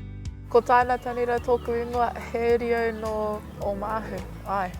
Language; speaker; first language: Māori; non-native, local second language; English